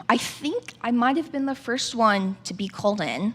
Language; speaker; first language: English; native; English